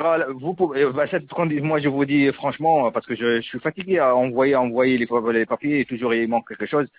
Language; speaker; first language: French; non-native, local second language; Arabic